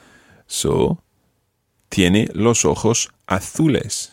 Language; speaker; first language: Spanish; non-native, fluent; English